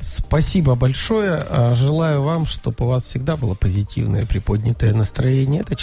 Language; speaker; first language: Russian; native; Russian